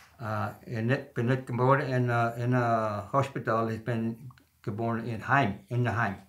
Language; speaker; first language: Dutch; early bilingual, heritage; German